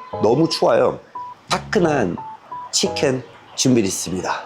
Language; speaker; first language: Korean; non-native, fluent; French